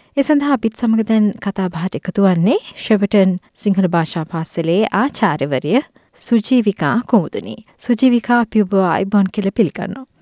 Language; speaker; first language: Sinhala; native; Sinhala